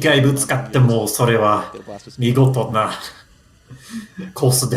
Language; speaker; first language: Japanese; non-native, learner; English